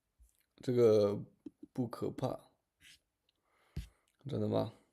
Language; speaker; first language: Chinese; non-native, learner; English